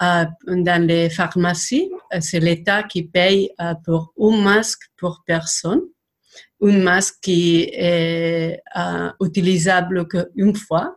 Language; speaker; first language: French; non-native, fluent; Spanish